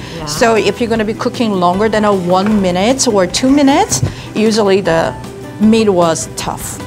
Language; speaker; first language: English; non-native, learner; Korean